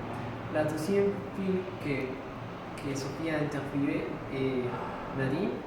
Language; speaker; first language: French; non-native, learner; Spanish